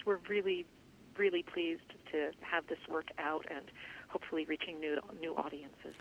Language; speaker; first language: English; native; English